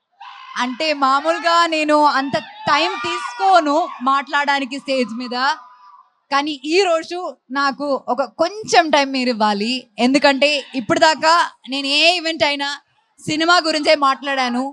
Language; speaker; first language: Telugu; non-native, fluent; Malayalam